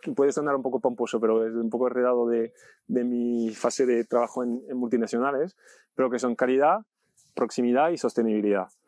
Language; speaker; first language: Spanish; non-native, fluent; French